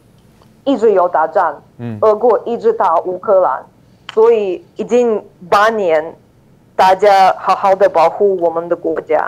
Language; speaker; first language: Chinese; non-native, fluent; Ukrainian